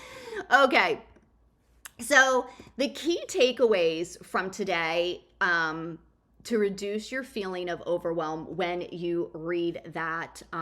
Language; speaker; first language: English; native; English